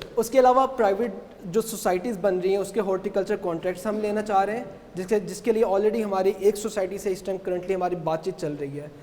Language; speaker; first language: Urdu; native; Urdu